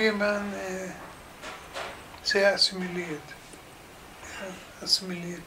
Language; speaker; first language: German; native; German